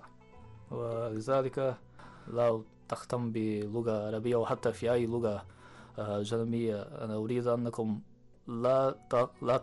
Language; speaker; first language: Arabic; non-native, learner; Japanese